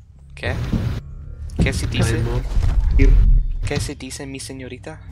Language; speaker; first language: Spanish; non-native, learner; English